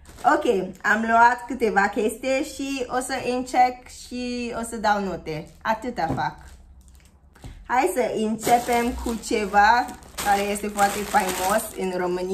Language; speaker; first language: Romanian; non-native, learner; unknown